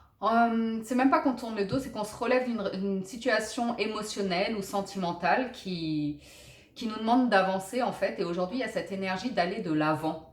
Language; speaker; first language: French; native; French